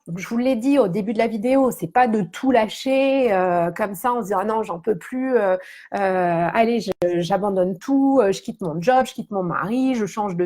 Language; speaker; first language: French; native; French